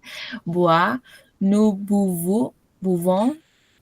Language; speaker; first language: French; non-native, learner; Portuguese